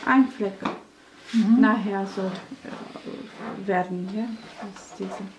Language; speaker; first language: German; non-native, fluent; Russian